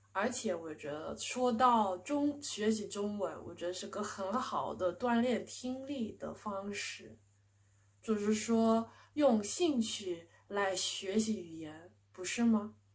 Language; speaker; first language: Chinese; non-native, fluent; English